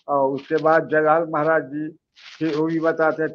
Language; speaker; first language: Hindi; native; Hindi